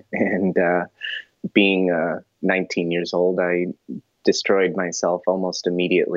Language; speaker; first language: English; native; English